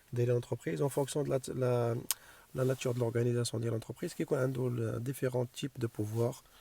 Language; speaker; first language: French; non-native, local second language; Arabic